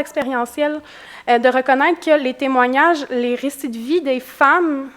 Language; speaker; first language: French; native; French